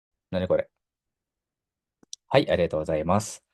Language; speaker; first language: Japanese; non-native, fluent; Indonesian